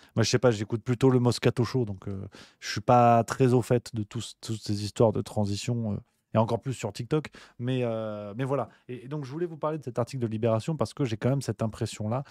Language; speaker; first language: French; native; French